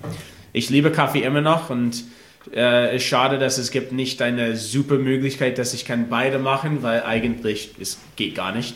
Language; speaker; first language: German; non-native, fluent; English